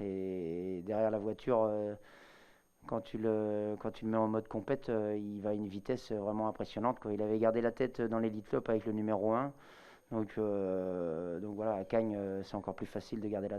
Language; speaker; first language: French; native; French